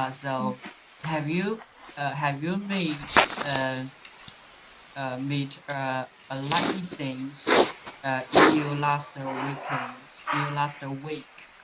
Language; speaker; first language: English; non-native, learner; Chinese